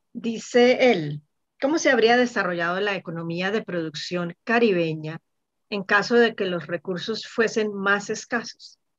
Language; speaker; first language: Spanish; native; Spanish